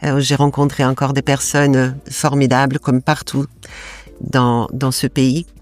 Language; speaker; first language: French; non-native, fluent; Portuguese